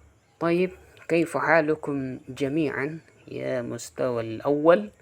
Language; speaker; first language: Arabic; non-native, fluent; Indonesian